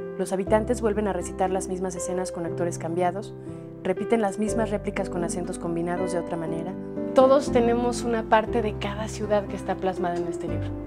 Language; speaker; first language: Spanish; native; Spanish